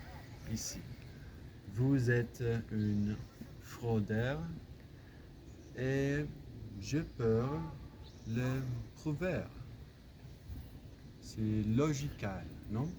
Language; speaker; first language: French; non-native, learner; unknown